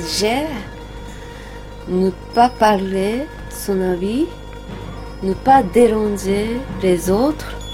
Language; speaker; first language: French; non-native, learner; Japanese